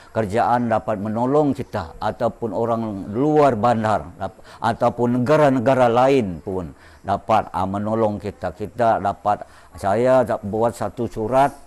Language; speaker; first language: Malay; non-native, local second language; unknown